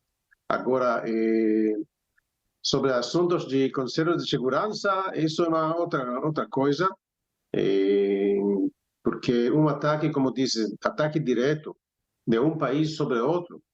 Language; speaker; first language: Portuguese; non-native, fluent; Hebrew